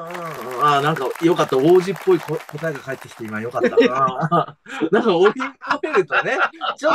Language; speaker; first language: Japanese; native; Japanese